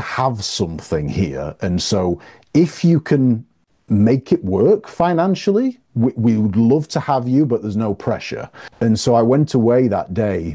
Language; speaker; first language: English; native; English